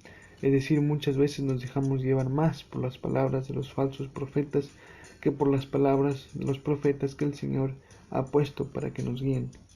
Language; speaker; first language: Spanish; native; Spanish